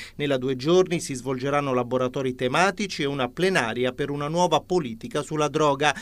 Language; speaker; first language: Italian; native; Italian